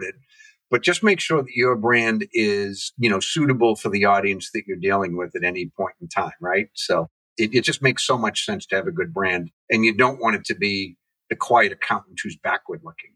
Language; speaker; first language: English; native; English